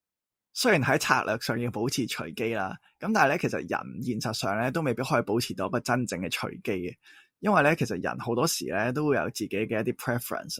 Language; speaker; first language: Cantonese; native; Cantonese